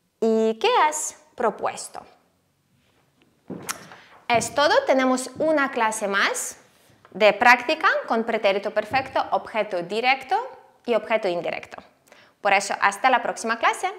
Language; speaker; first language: Spanish; non-native, fluent; Ukrainian